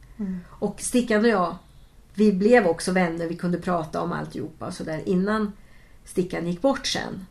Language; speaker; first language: Swedish; native; Swedish